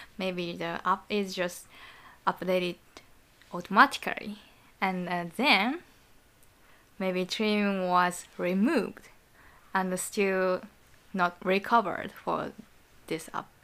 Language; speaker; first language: English; non-native, learner; Japanese